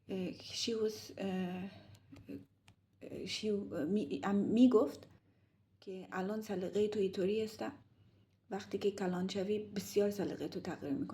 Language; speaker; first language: Persian; early bilingual, heritage; Persian